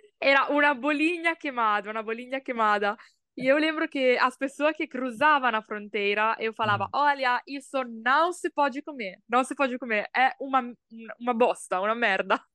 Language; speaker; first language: Portuguese; non-native, learner; Italian